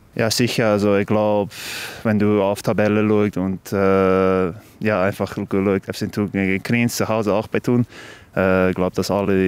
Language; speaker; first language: German; non-native, learner; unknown